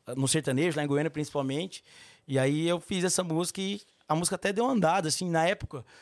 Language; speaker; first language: Portuguese; native; Portuguese